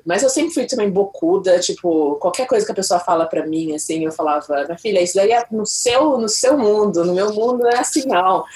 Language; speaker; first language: Portuguese; native; Portuguese